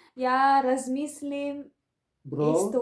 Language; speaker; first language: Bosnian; non-native, learner; Filipino